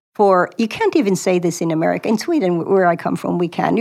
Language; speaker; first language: English; non-native, fluent; Swedish